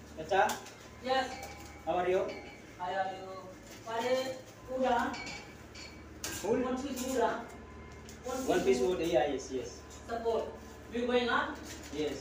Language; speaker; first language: English; non-native, learner; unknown